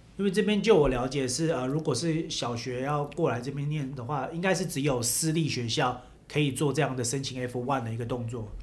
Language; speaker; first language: Chinese; native; Chinese